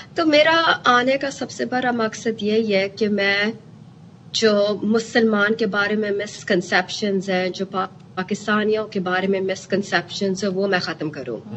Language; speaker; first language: Urdu; early bilingual, heritage; Urdu